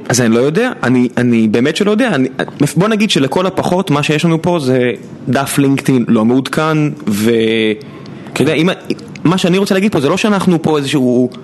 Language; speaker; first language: Hebrew; native; Hebrew